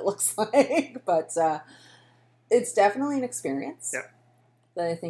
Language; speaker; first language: English; native; English